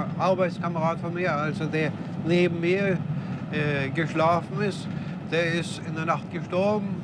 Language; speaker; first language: German; non-native, fluent; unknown